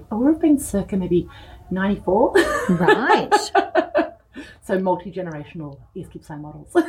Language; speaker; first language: English; native; English